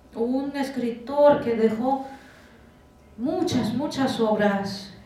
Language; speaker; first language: Spanish; non-native, fluent; Russian